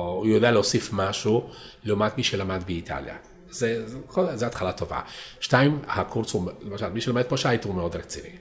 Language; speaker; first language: Hebrew; non-native, fluent; Italian